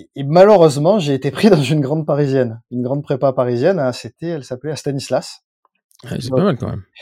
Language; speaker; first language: French; native; French